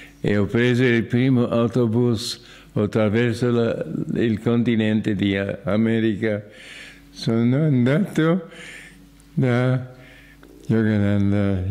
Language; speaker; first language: Italian; non-native, fluent; English